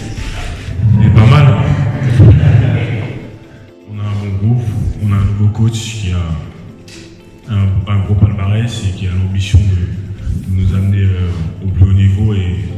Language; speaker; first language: French; native; French